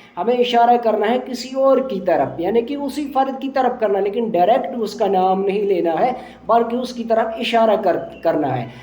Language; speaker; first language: Urdu; non-native, local second language; Punjabi